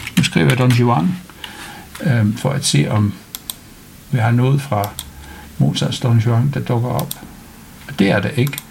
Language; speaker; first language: Danish; non-native, fluent; English